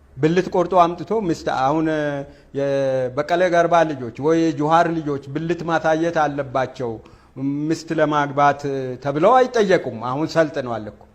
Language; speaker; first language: Amharic; non-native, local second language; Wolaytta